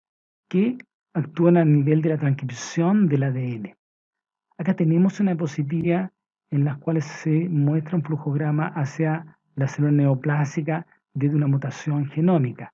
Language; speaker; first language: Spanish; native; Spanish